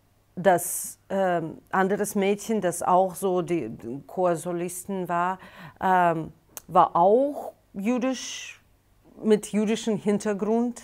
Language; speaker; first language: German; non-native, fluent; Russian